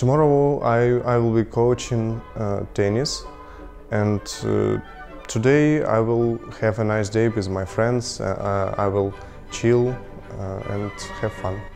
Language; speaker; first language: English; non-native, learner; Russian